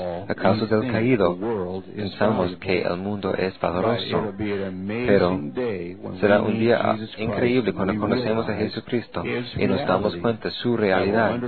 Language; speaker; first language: Spanish; non-native, learner; English